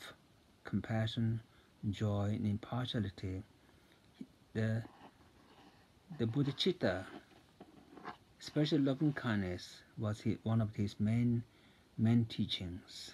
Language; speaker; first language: English; non-native, fluent; Tibetan